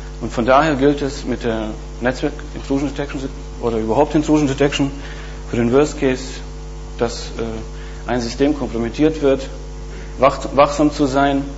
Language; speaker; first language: German; non-native, fluent; Bosnian